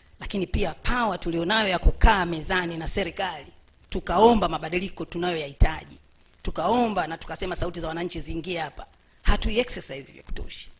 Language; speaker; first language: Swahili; native; Swahili